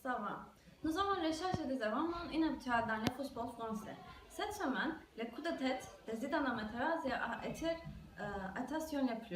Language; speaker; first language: French; non-native, learner; Turkish